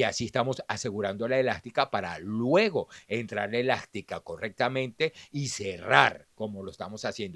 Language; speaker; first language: Spanish; native; Spanish